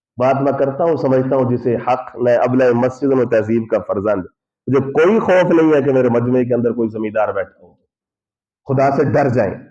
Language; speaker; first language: Urdu; non-native, local second language; Punjabi